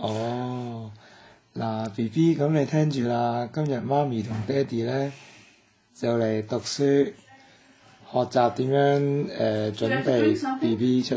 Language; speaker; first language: Cantonese; native; Cantonese